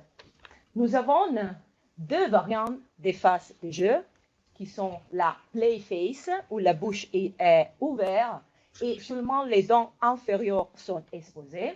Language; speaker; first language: French; non-native, fluent; Italian